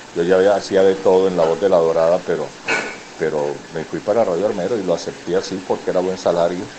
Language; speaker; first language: Spanish; native; Spanish